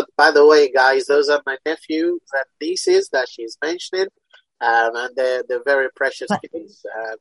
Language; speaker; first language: English; non-native, local second language; Yoruba